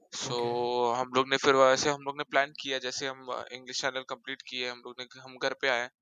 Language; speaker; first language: Hindi; non-native, local second language; Marathi